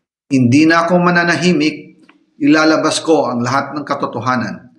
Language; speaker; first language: Filipino; native; Filipino